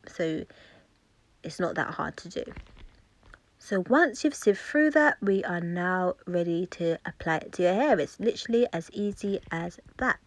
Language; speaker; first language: English; native; English